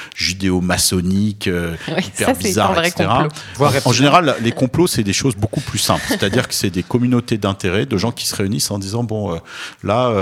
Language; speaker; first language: French; native; French